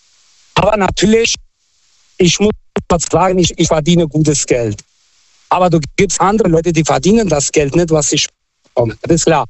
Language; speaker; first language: German; non-native, fluent; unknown